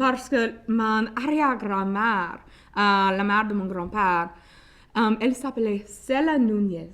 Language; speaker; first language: French; non-native, local second language; English